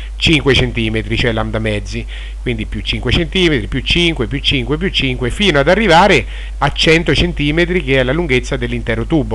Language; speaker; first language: Italian; native; Italian